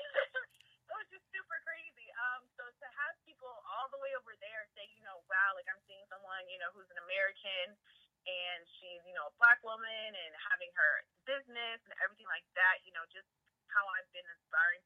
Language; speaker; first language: English; native; English